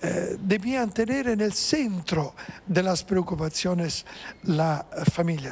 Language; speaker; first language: Spanish; non-native, fluent; Italian